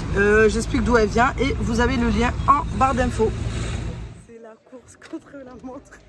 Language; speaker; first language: French; early bilingual, other home language; Fula